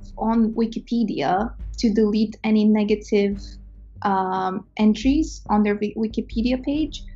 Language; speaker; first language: English; non-native, fluent; Romanian